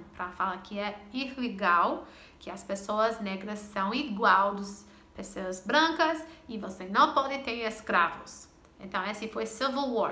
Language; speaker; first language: Portuguese; non-native, fluent; English